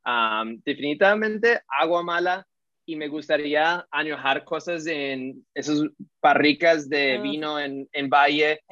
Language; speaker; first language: Spanish; early bilingual, heritage; Spanish